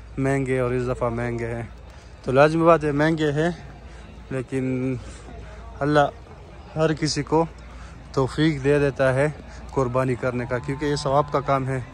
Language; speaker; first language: Urdu; non-native, local second language; Pashto